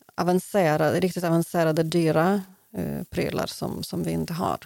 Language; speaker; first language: Swedish; non-native, fluent; Ukrainian